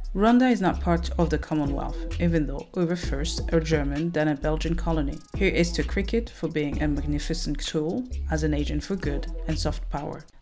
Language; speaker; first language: English; non-native, fluent; Rundi